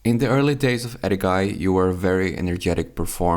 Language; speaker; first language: English; non-native, fluent; Finnish